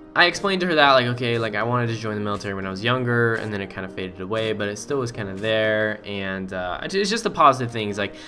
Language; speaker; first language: English; native; English